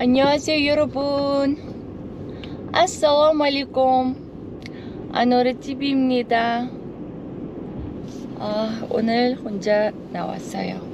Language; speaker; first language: Korean; non-native, fluent; Uzbek